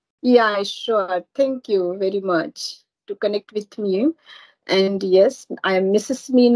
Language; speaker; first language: English; non-native, learner; Marathi